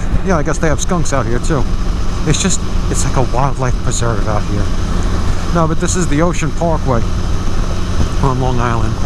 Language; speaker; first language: English; native; English